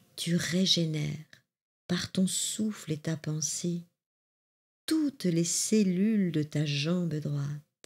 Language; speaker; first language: French; native; French